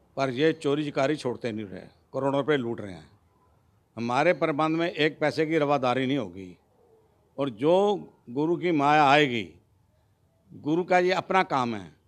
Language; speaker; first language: Hindi; non-native, local second language; Punjabi